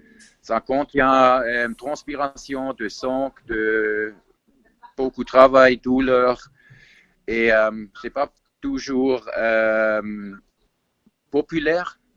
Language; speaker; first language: French; non-native, fluent; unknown